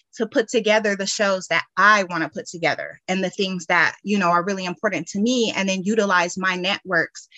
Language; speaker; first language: English; native; English